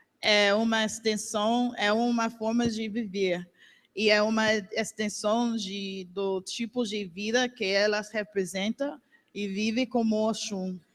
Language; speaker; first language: Portuguese; non-native, learner; English